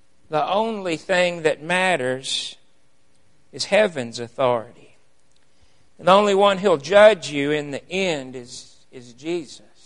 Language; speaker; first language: English; native; English